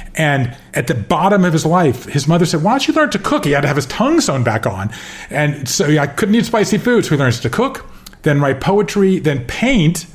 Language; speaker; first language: English; native; English